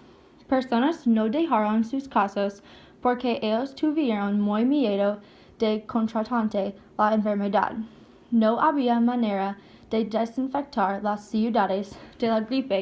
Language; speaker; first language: Spanish; non-native, learner; English